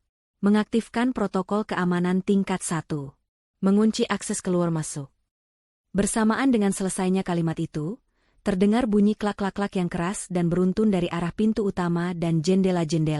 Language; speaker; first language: Indonesian; native; Indonesian